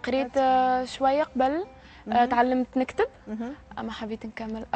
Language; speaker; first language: Arabic; early bilingual, heritage; English